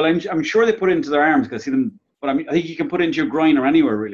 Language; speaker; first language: English; native; English